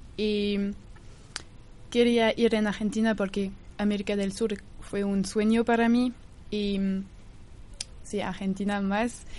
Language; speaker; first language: Spanish; non-native, learner; French